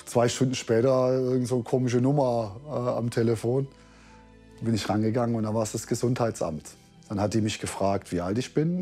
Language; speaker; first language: German; native; German